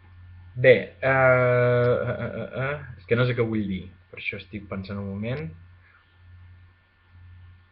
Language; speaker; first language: Catalan; non-native, fluent; Spanish